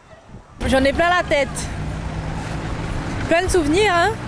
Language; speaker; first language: French; native; French